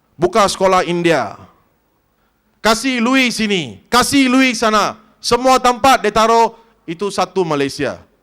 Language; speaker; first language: Malay; non-native, local second language; Tamil